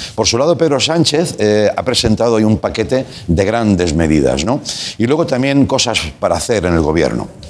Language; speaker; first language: Spanish; non-native, local second language; Catalan